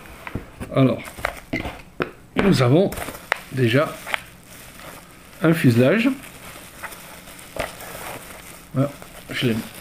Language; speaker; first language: French; native; French